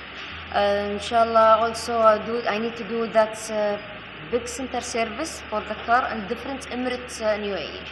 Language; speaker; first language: English; non-native, learner; Arabic